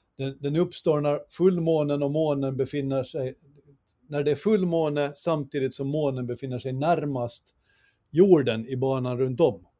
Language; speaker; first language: Swedish; native; Swedish